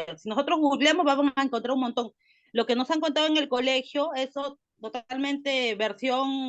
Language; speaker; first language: Spanish; native; Spanish